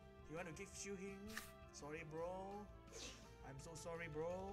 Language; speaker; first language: English; non-native, local second language; Chinese